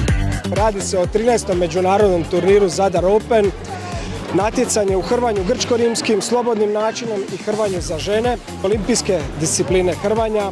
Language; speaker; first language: Croatian; native; Croatian